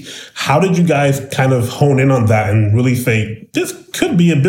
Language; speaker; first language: English; native; English